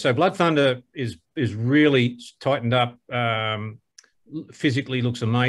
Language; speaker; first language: English; native; English